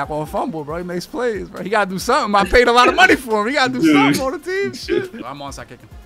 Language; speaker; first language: English; native; English